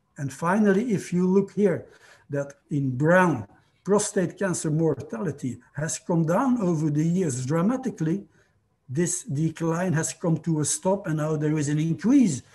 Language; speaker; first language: English; non-native, fluent; Dutch